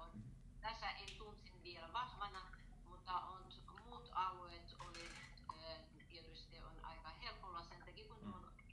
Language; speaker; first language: Finnish; non-native, learner; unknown